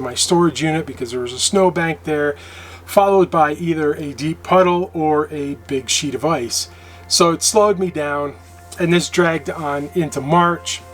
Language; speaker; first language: English; native; English